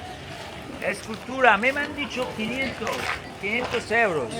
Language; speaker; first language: Spanish; non-native, fluent; Italian